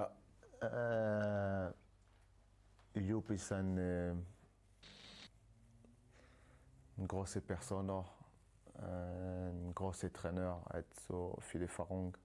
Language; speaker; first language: German; non-native, learner; French